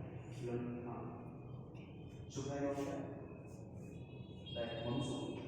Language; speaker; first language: Vietnamese; non-native, learner; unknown